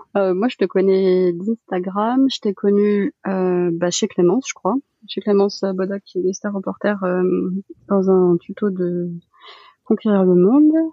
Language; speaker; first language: French; early bilingual, other home language; Malagasy